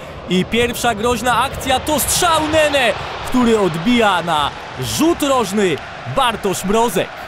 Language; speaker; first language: Polish; native; Polish